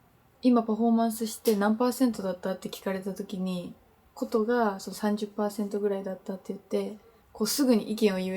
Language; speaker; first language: Japanese; native; Japanese